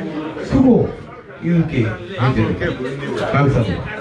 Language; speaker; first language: Korean; non-native, learner; Igbo